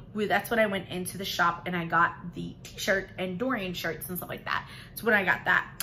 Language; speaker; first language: English; native; English